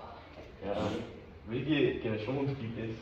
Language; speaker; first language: German; non-native, fluent; Danish